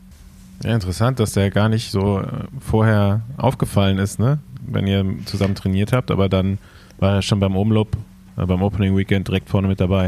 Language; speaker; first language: German; native; German